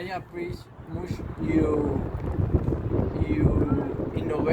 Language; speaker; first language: English; non-native, learner; Spanish